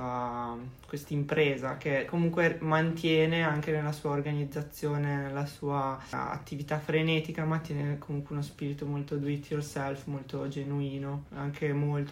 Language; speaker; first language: Italian; native; Italian